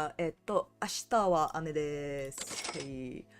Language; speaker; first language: Japanese; non-native, learner; English